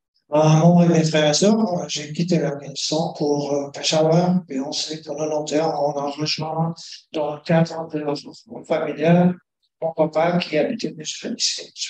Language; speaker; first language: French; non-native, fluent; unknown